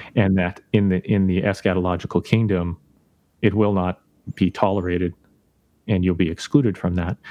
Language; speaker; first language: English; native; English